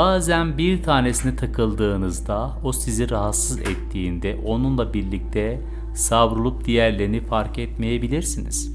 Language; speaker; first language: Turkish; native; Turkish